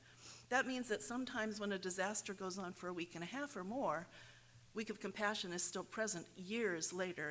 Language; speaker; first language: English; native; English